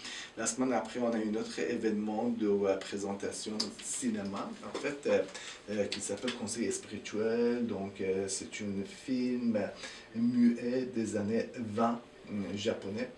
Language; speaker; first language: French; non-native, fluent; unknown